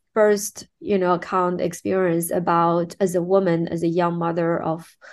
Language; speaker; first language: English; non-native, fluent; Chinese